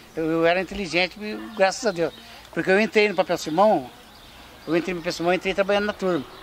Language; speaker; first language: Portuguese; native; Portuguese